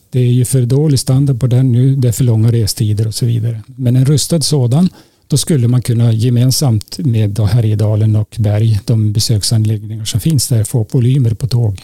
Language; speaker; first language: Swedish; native; Swedish